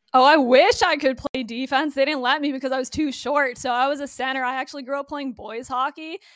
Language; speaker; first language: English; native; English